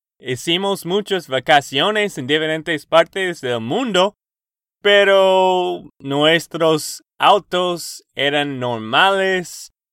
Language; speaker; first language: Spanish; non-native, learner; English